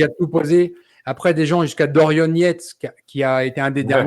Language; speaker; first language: French; native; French